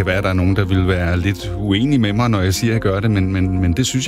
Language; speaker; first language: Danish; native; Danish